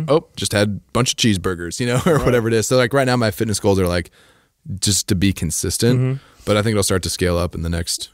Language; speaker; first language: English; native; English